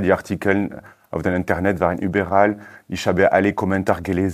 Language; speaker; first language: German; non-native, learner; French